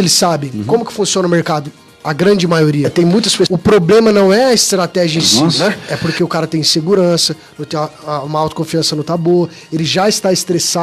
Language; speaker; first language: Portuguese; native; Portuguese